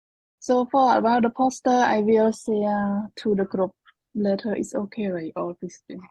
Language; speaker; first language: English; non-native, learner; Khmer